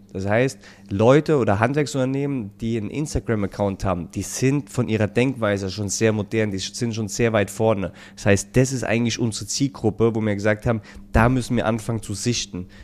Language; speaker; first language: German; native; German